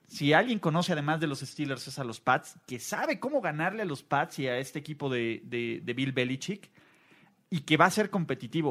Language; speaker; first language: Spanish; native; Spanish